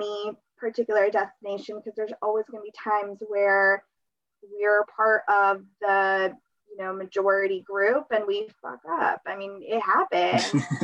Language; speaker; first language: English; early bilingual, other home language; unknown